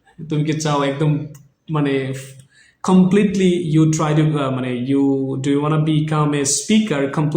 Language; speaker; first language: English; non-native, fluent; Bangla